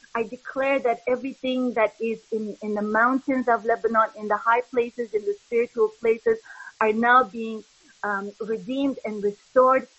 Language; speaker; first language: English; early bilingual, other home language; Arabic